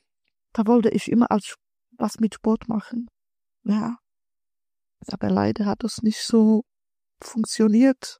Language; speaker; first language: German; early bilingual, other home language; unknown